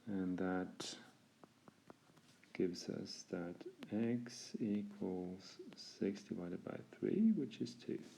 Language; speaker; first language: English; non-native, fluent; Norwegian